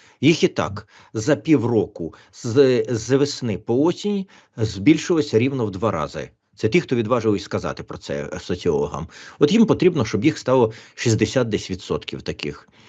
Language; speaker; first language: Ukrainian; native; Ukrainian